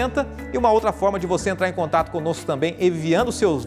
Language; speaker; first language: Portuguese; native; Portuguese